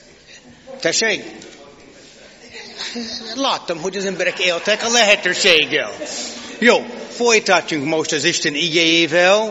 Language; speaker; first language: Hungarian; non-native, fluent; English